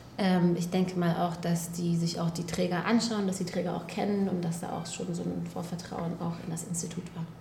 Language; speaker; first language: German; native; German